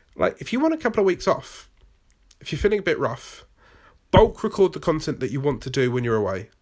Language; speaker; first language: English; native; English